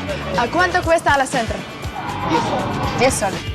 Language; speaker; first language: Spanish; non-native, learner; Russian